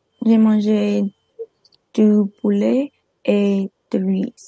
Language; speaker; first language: French; non-native, learner; English